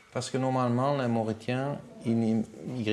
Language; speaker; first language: French; non-native, learner; Dutch